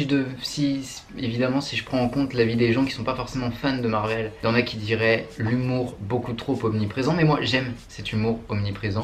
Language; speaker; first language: French; native; French